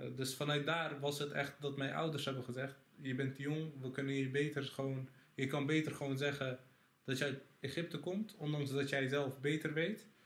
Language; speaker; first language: Dutch; early bilingual, other home language; Arabic